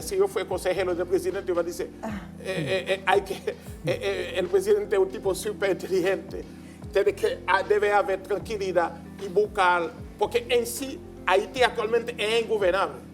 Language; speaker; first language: Spanish; non-native, learner; Haitian Creole